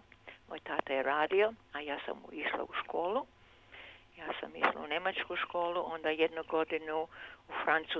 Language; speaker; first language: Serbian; early bilingual, heritage; Serbian